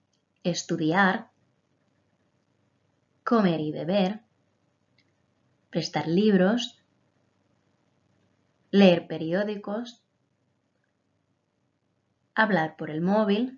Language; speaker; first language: Spanish; non-native, fluent; Croatian